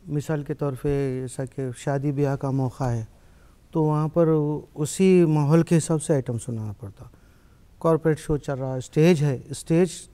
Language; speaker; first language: Hindi; native; Hindi